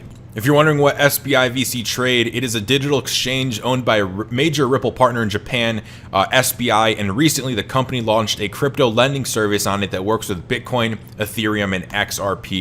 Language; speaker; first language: English; native; English